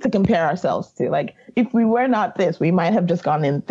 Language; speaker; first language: English; non-native, local second language; Yoruba